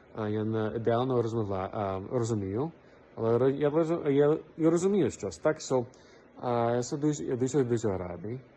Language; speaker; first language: Ukrainian; non-native, learner; English